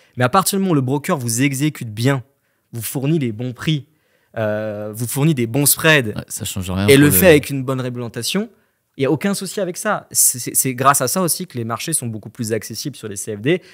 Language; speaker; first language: French; native; French